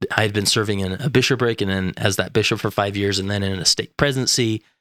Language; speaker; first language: English; native; English